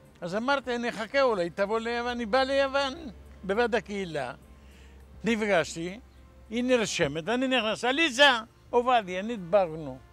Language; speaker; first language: Hebrew; non-native, fluent; Ladino